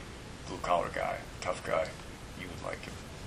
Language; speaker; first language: English; native; English